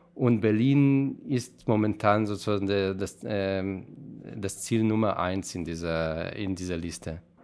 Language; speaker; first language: German; non-native, fluent; Hebrew